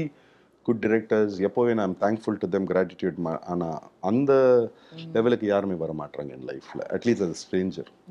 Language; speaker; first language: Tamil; non-native, local second language; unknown